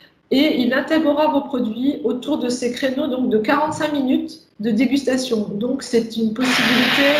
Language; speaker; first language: French; native; French